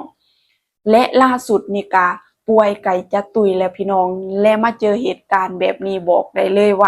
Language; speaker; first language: Thai; non-native, local second language; Northeastern Thai